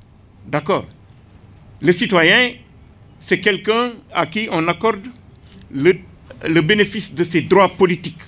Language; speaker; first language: French; non-native, local second language; Wolof